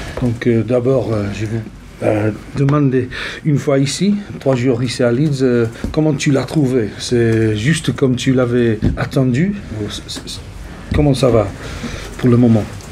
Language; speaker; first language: French; non-native, fluent; English